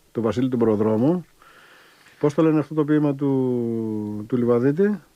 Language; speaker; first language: Greek; native; Greek